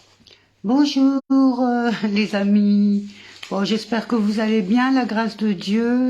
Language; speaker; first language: French; native; French